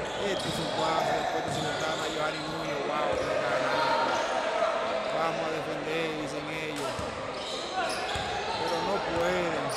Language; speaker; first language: Spanish; native; Spanish